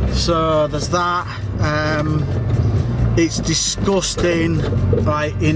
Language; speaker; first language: English; native; English